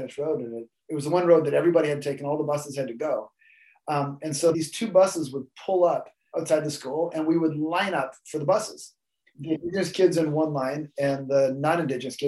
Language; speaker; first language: English; native; English